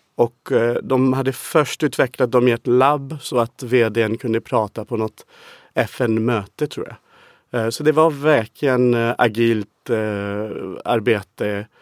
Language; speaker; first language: Swedish; non-native, fluent; English